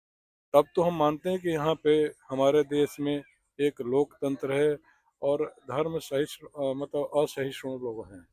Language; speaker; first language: Hindi; native; Hindi